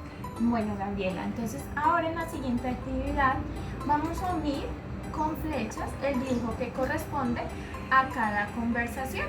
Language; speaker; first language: Spanish; native; Spanish